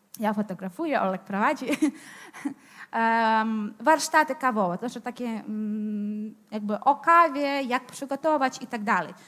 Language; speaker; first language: Polish; non-native, fluent; Ukrainian